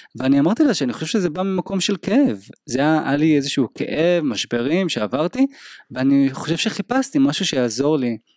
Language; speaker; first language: Hebrew; native; Hebrew